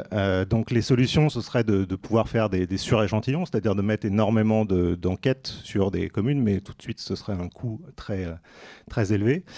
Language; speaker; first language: French; native; French